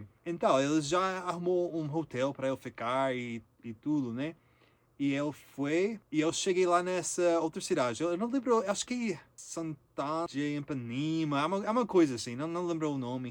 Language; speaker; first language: Portuguese; non-native, learner; English